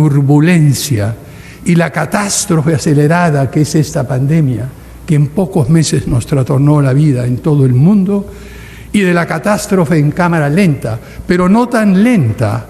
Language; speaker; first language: Spanish; native; Spanish